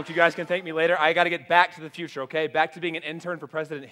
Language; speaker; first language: English; native; English